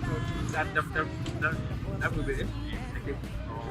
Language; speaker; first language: English; non-native, fluent; Vietnamese